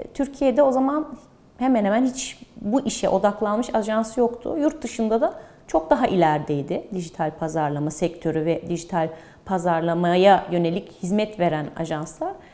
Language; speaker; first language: Turkish; early bilingual, heritage; Turkish